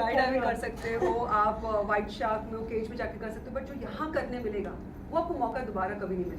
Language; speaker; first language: Hindi; native; Hindi